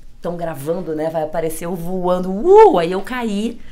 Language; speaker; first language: Portuguese; native; Portuguese